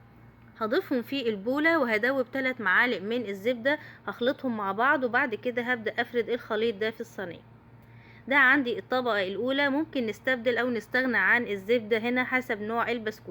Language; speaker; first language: Arabic; native; Arabic